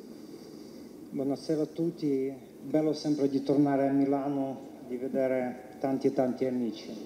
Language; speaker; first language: Italian; non-native, fluent; Ukrainian